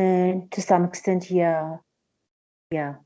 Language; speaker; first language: English; non-native, learner; Persian